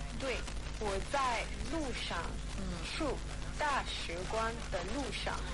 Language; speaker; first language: Chinese; non-native, learner; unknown